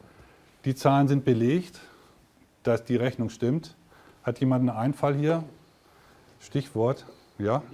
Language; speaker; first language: German; native; German